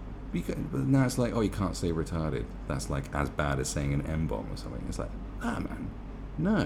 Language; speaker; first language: English; native; English